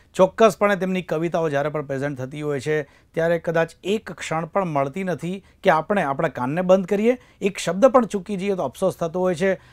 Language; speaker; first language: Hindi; non-native, local second language; Gujarati